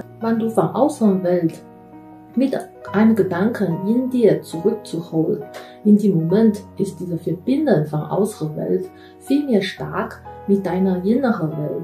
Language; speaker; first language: German; non-native, fluent; Chinese